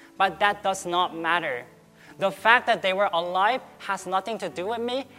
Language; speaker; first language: English; early bilingual, other home language; Korean